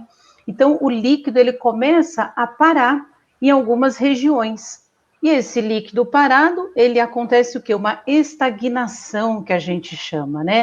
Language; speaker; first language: Portuguese; native; Portuguese